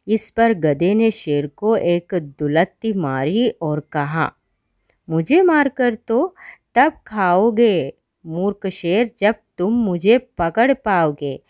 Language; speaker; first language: Hindi; non-native, local second language; Malayalam